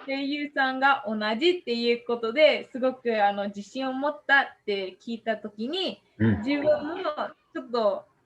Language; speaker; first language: Japanese; non-native, fluent; English